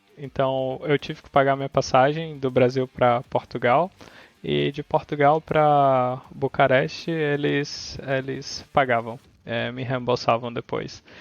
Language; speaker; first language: Portuguese; native; Portuguese